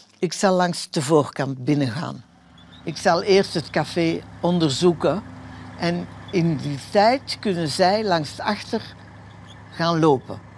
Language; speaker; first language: Dutch; early bilingual, other home language; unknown